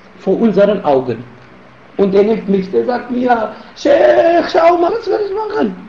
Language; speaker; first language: German; non-native, fluent; Arabic